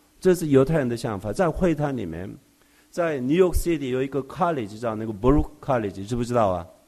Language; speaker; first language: Chinese; non-native, fluent; Korean